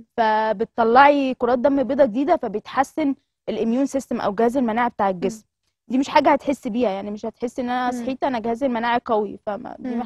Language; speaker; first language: Arabic; native; Arabic